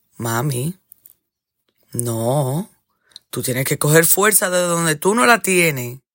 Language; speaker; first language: Spanish; early bilingual, heritage; Spanish